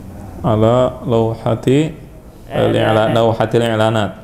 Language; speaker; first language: Arabic; non-native, fluent; Indonesian